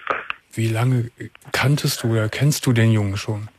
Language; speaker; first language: German; native; German